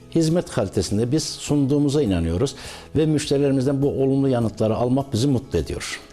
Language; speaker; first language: Turkish; native; Turkish